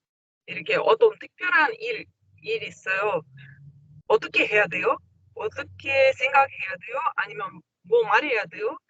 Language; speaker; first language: Korean; non-native, learner; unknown